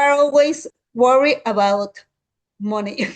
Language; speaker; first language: English; non-native, learner; Spanish